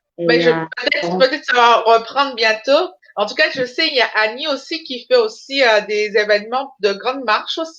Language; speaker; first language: French; native; French